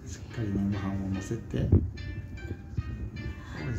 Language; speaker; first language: Japanese; native; Japanese